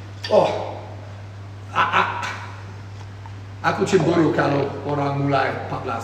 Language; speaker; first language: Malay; non-native, learner; English